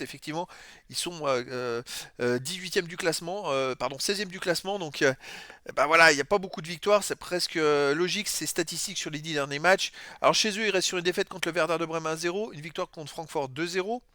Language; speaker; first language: French; native; French